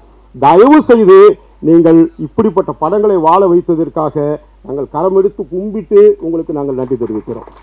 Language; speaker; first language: Tamil; native; Tamil